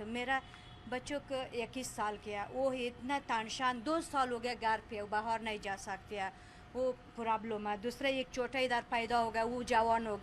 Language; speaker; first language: Hindi; non-native, learner; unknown